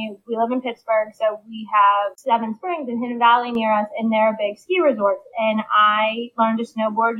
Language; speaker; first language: English; native; English